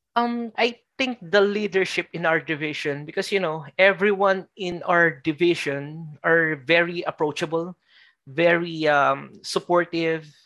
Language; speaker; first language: English; non-native, local second language; Filipino